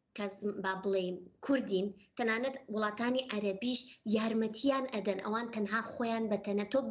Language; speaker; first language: Central Kurdish; non-native, local second language; Gurani